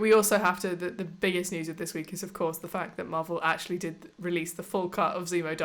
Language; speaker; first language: English; native; English